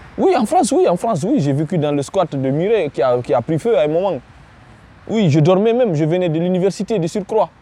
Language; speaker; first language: French; non-native, local second language; Fula